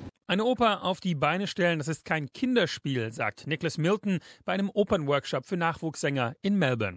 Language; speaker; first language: German; native; German